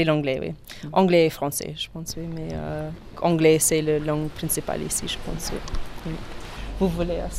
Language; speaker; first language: French; non-native, learner; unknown